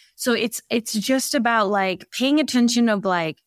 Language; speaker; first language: English; early bilingual, other home language; Bosnian